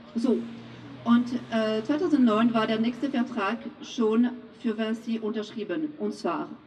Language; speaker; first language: German; non-native, fluent; French